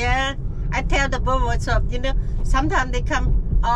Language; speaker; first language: English; non-native, learner; Vietnamese